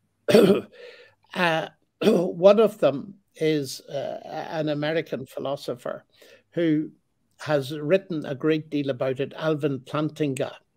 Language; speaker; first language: English; native; English